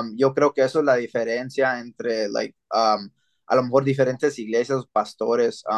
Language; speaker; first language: Spanish; early bilingual, heritage; Spanish